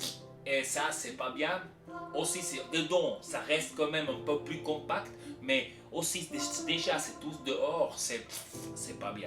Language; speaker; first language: French; non-native, local second language; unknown